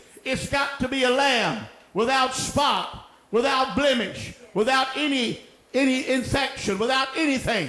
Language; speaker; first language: English; native; English